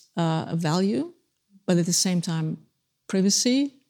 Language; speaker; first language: English; non-native, fluent; German